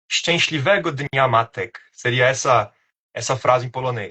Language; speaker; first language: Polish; non-native, fluent; Portuguese